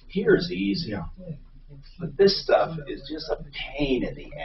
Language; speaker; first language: English; native; English